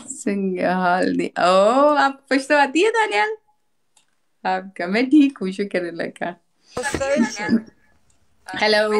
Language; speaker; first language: Hindi; non-native, local second language; Pashto